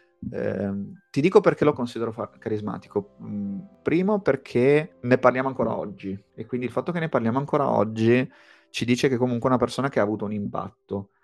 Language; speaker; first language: Italian; native; Italian